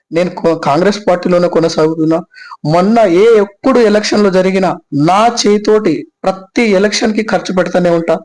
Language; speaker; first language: Telugu; non-native, local second language; Lambadi